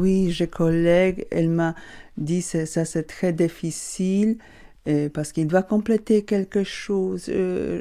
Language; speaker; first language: French; non-native, learner; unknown